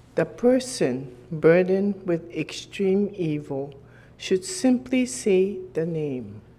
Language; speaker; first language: English; non-native, fluent; Japanese